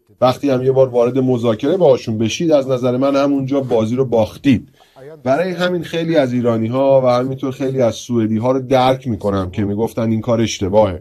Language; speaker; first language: Persian; early bilingual, heritage; Persian